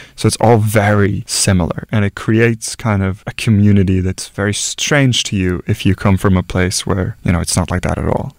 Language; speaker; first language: English; non-native, fluent; Norwegian